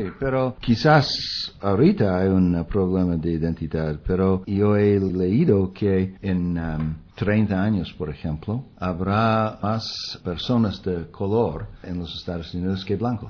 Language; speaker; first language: Spanish; non-native, fluent; English